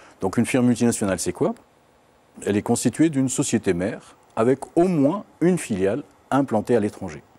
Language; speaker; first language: French; non-native, local second language; Arabic